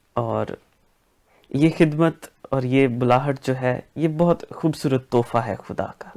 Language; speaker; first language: Urdu; non-native, local second language; Punjabi